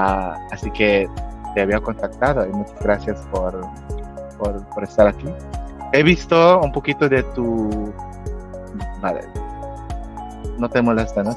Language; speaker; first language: Spanish; non-native, fluent; Filipino